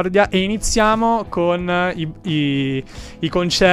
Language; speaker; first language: Italian; native; Italian